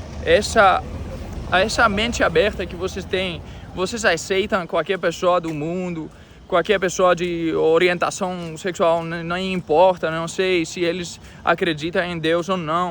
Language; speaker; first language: Portuguese; non-native, fluent; Greek